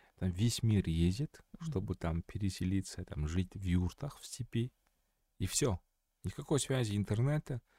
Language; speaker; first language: Russian; non-native, local second language; Kazakh